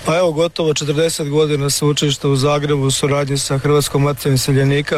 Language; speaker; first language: Croatian; native; Croatian